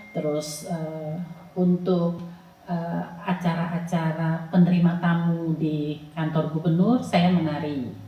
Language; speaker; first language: Indonesian; native; Indonesian